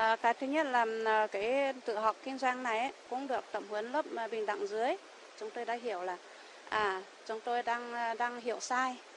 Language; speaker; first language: Vietnamese; non-native, local second language; Iu Mien